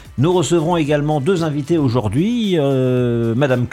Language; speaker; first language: French; native; French